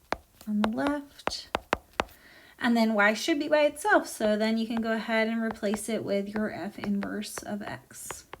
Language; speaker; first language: English; native; English